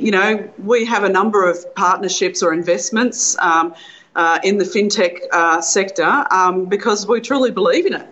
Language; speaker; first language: English; native; English